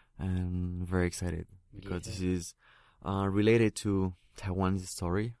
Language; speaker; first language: English; non-native, fluent; French